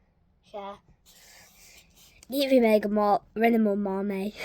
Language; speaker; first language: Irish; non-native, learner; English